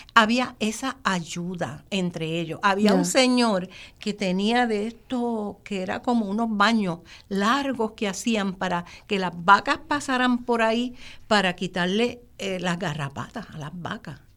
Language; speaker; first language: Spanish; native; Spanish